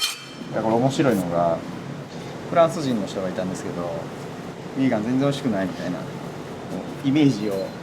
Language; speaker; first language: Japanese; native; Japanese